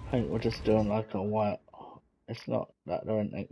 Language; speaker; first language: English; native; English